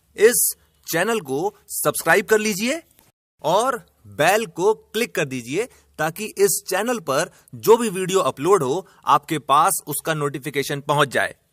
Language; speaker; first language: Hindi; native; Hindi